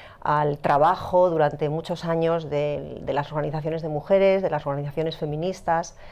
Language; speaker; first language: Spanish; native; Spanish